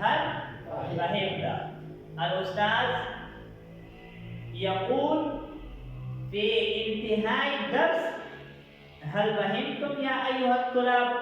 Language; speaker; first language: Arabic; non-native, fluent; Pashto